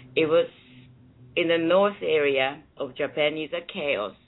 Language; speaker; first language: English; non-native, fluent; Japanese